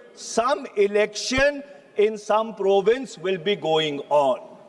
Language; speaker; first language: English; non-native, local second language; Hindi